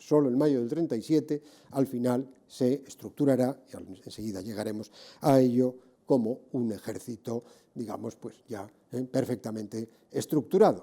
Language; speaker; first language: Spanish; native; Spanish